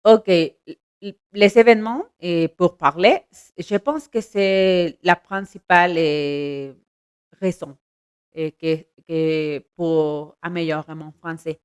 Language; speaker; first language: French; non-native, learner; Spanish